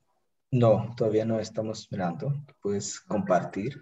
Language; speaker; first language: Spanish; non-native, fluent; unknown